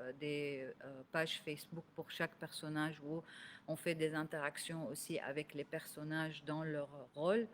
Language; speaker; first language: French; non-native, local second language; Arabic